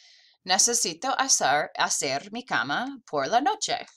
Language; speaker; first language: Spanish; non-native, fluent; English